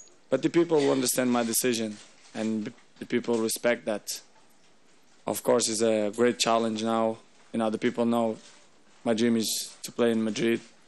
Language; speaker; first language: English; non-native, fluent; Portuguese